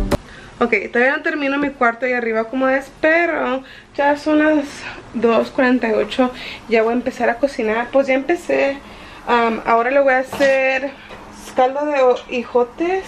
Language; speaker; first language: Spanish; early bilingual, heritage; Spanish